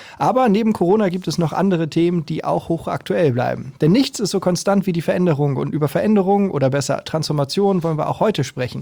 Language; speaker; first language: German; native; German